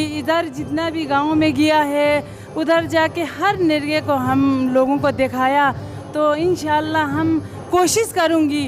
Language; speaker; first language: Hindi; non-native, local second language; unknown